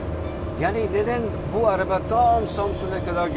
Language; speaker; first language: Turkish; non-native, fluent; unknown